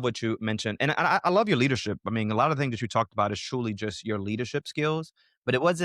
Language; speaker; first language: English; native; English